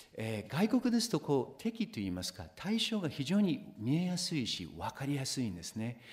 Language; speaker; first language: Japanese; non-native, fluent; English